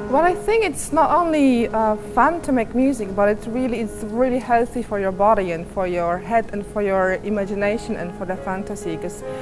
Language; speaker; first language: English; non-native, fluent; Polish